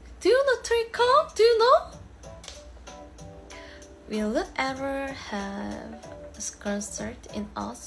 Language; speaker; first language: English; non-native, learner; Korean